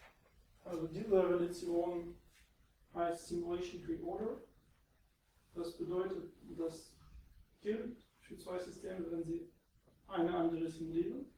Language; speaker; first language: German; non-native, fluent; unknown